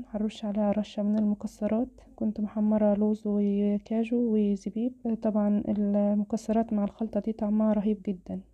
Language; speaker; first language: Arabic; native; Arabic